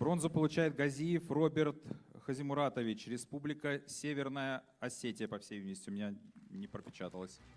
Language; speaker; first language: Russian; native; Russian